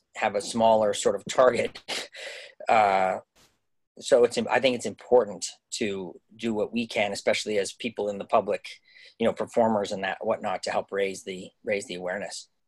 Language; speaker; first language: English; native; English